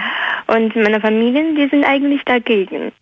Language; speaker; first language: German; non-native, fluent; Chinese